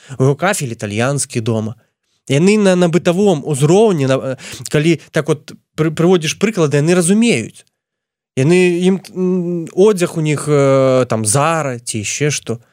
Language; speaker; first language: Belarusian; non-native, local second language; Russian